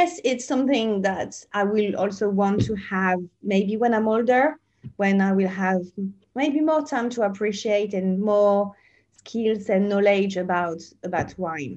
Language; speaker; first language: English; non-native, fluent; French